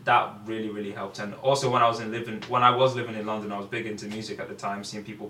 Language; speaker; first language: English; native; English